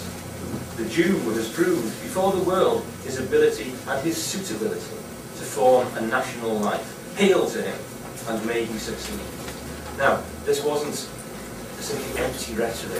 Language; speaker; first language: English; native; English